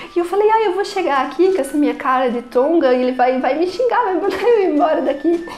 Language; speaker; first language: Portuguese; native; Portuguese